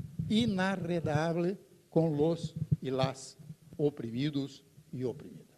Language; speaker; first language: Spanish; non-native, fluent; Portuguese